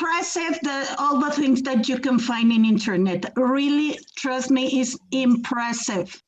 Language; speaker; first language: English; non-native, fluent; Spanish